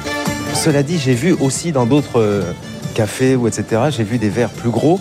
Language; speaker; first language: French; native; French